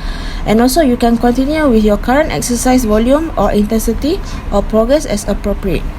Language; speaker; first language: English; non-native, local second language; Malay